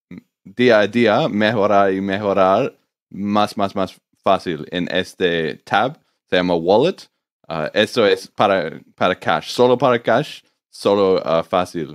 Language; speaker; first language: Spanish; non-native, learner; English